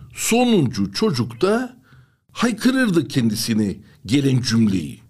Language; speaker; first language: Turkish; non-native, local second language; Armenian